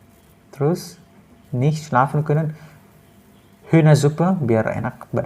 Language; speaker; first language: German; non-native, fluent; Indonesian